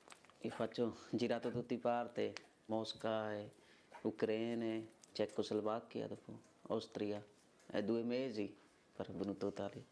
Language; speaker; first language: Italian; non-native, learner; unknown